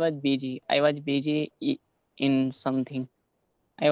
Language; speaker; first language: English; non-native, learner; Hindi